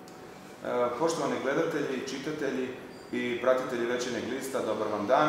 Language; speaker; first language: Serbian; native; Serbian